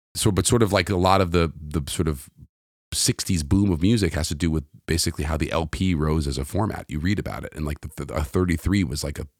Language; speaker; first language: English; native; English